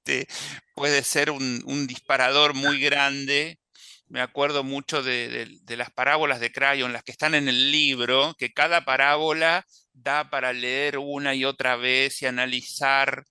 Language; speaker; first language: Spanish; native; Spanish